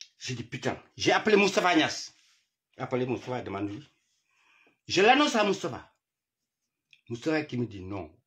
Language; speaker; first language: French; non-native, local second language; Wolof